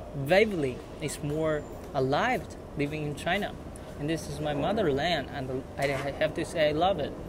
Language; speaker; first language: English; non-native, fluent; Chinese